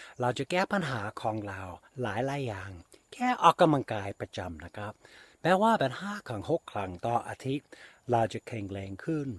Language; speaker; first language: Thai; non-native, fluent; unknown